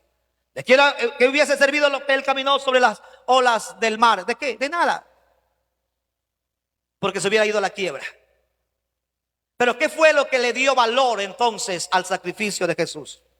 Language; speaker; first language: Spanish; native; Spanish